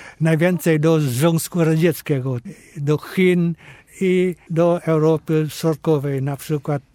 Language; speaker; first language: Polish; non-native, fluent; Vietnamese